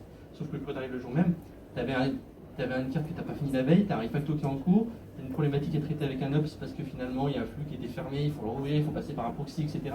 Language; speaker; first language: French; native; French